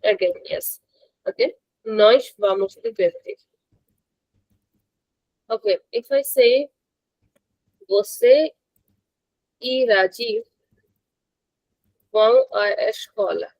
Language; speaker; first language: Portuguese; non-native, fluent; Hindi